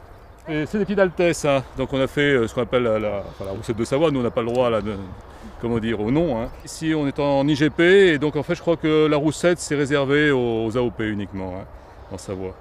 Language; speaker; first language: French; native; French